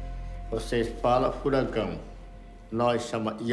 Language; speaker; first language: Portuguese; non-native, local second language; Yanomámi